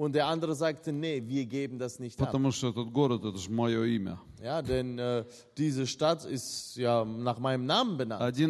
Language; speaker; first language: German; non-native, fluent; Russian